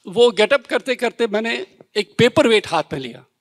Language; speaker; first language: Hindi; native; Hindi